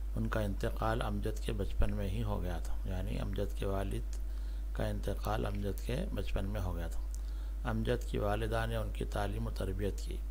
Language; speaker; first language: Urdu; native; Urdu